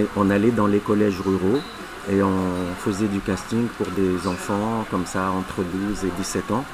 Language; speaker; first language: French; non-native, local second language; Arabic